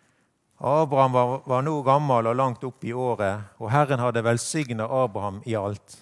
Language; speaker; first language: Norwegian; native; Norwegian